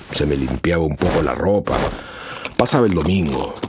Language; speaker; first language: Spanish; non-native, local second language; Quechua